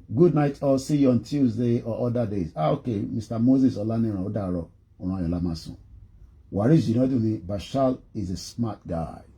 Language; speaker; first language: English; non-native, local second language; Yoruba